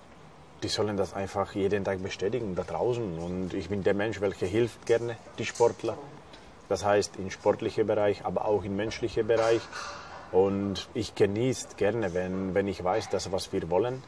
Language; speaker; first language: German; non-native, fluent; Slovak